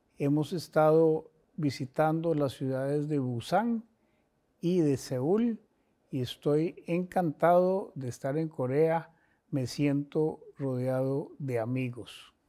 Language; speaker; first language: Spanish; native; Spanish